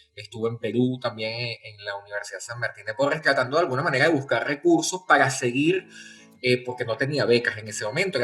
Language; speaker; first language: Spanish; native; Spanish